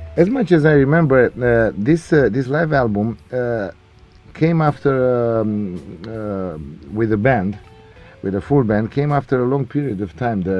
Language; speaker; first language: English; non-native, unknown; Romanian